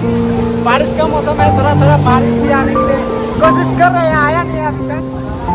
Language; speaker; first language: Hindi; non-native, local second language; Assamese